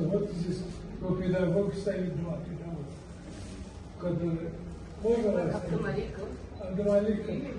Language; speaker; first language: Russian; non-native, local second language; Uzbek